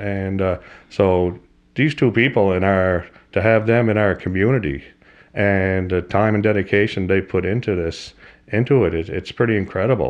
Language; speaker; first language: English; native; English